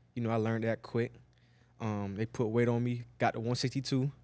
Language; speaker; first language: English; native; English